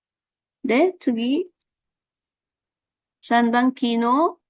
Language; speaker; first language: Japanese; non-native, fluent; Filipino